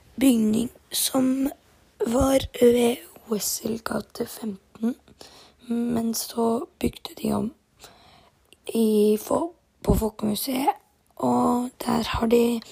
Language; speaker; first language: Norwegian; non-native, learner; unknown